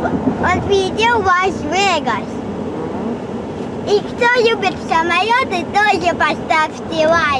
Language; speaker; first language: Russian; early bilingual, heritage; Russian